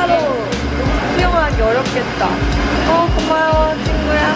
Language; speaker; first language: Korean; non-native, fluent; Japanese